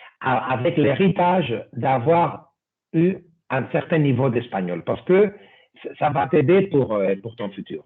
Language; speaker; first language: French; non-native, fluent; Spanish